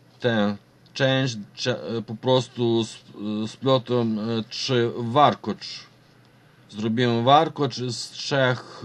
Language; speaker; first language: Polish; non-native, fluent; Ukrainian